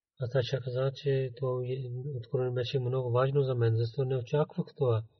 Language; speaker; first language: Bulgarian; non-native, learner; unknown